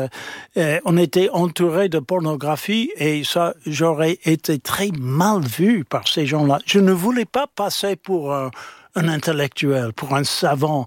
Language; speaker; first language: French; non-native, fluent; English